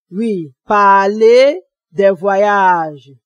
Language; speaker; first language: French; non-native, fluent; Igbo